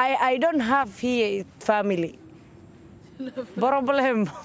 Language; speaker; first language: English; non-native, learner; Somali